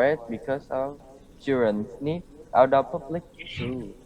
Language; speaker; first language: English; non-native, learner; Vietnamese